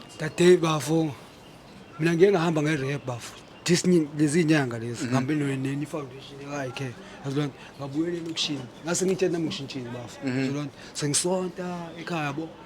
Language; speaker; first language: Zulu; non-native, local second language; Xhosa